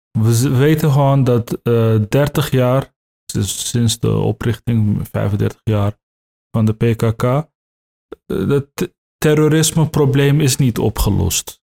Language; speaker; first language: Dutch; early bilingual, other home language; Turkish